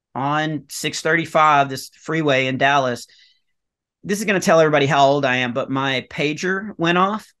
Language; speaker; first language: English; native; English